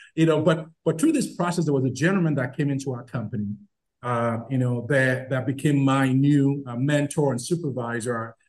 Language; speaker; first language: English; non-native, local second language; Yoruba